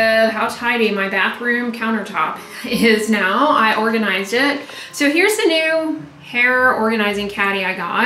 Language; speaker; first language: English; native; English